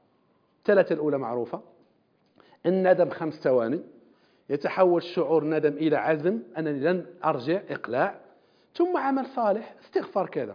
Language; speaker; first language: Arabic; native; Arabic